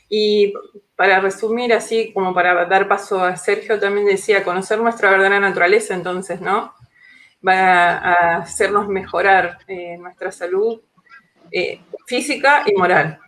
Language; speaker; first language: Spanish; native; Spanish